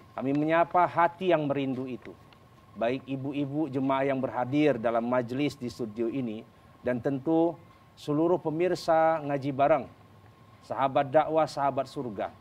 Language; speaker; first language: Indonesian; native; Indonesian